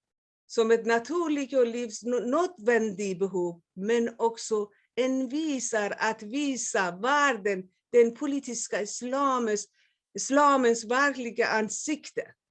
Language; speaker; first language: Swedish; non-native, fluent; Persian